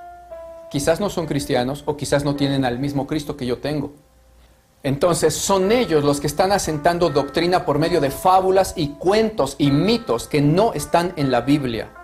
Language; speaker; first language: Spanish; native; Spanish